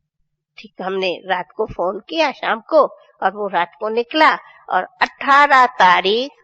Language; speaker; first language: Hindi; non-native, local second language; Sindhi